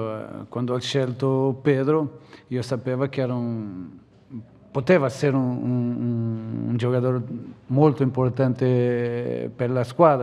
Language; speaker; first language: Italian; non-native, fluent; Portuguese